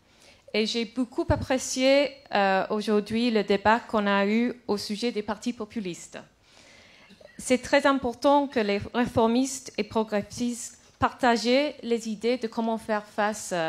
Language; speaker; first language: French; non-native, fluent; English